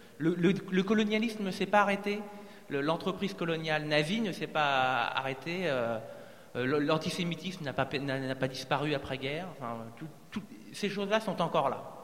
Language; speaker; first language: French; native; French